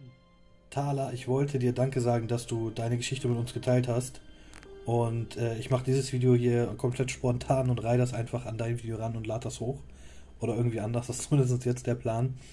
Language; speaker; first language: German; native; German